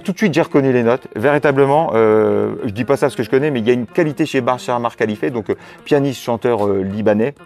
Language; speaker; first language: French; native; French